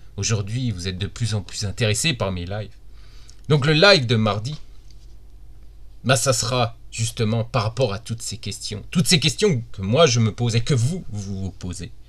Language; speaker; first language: French; native; French